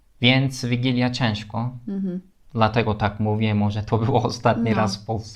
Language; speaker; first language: Polish; non-native, learner; Turkish